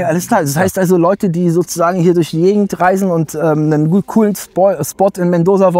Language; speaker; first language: German; native; German